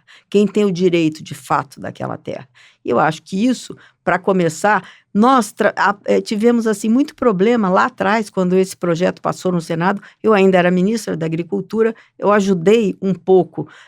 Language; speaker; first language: Portuguese; native; Portuguese